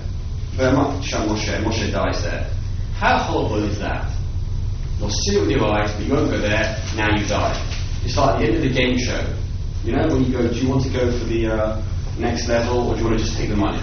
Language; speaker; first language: English; native; English